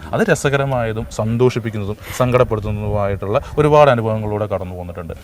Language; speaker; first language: Malayalam; native; Malayalam